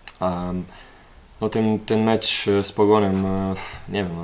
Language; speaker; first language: Polish; non-native, learner; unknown